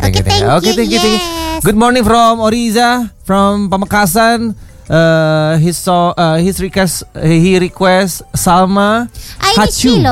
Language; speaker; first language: English; non-native, learner; Indonesian